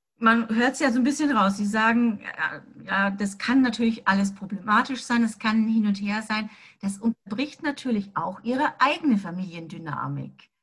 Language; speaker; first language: German; native; German